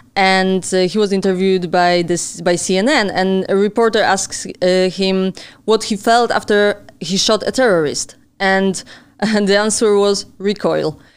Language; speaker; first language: English; non-native, fluent; Polish